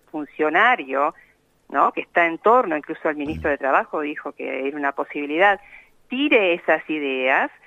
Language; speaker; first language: Spanish; native; Spanish